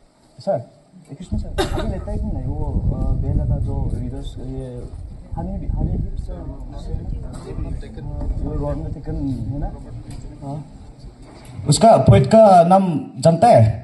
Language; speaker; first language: Hindi; non-native, local second language; Garo